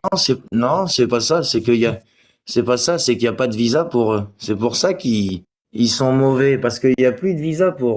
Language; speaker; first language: French; native; French